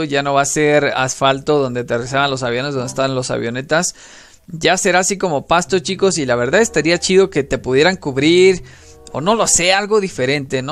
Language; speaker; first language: Spanish; native; Spanish